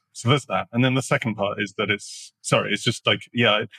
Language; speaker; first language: English; native; English